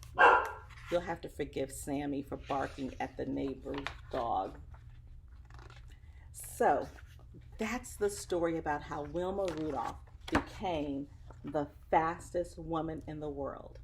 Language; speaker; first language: English; native; English